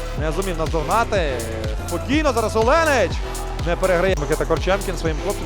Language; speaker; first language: Ukrainian; native; Ukrainian